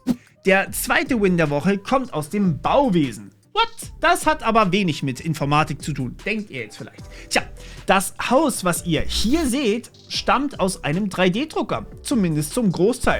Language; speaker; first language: German; native; German